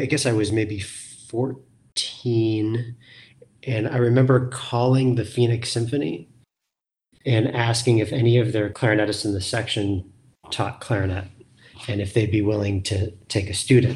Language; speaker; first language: English; native; English